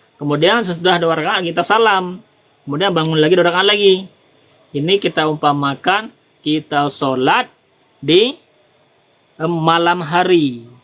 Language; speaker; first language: Malay; non-native, local second language; Achinese